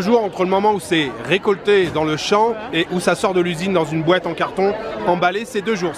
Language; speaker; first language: French; native; French